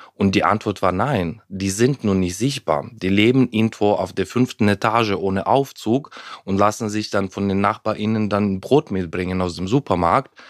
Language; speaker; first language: German; non-native, fluent; Ukrainian